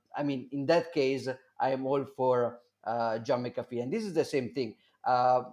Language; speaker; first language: English; non-native, fluent; Italian